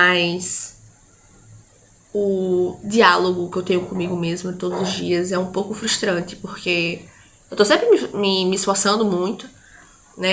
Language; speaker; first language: Portuguese; native; Portuguese